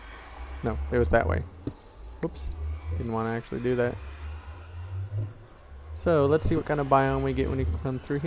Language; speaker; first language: English; native; English